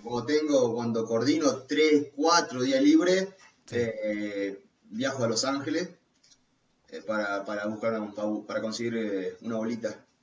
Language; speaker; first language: Spanish; native; Spanish